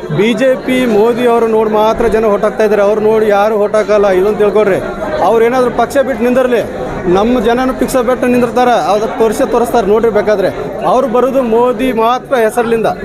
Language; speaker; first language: Kannada; non-native, local second language; Lambadi